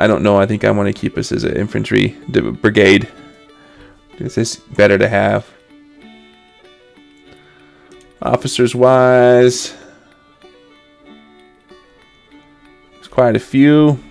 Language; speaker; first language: English; native; English